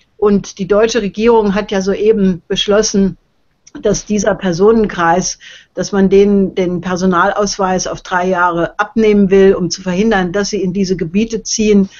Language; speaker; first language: German; native; German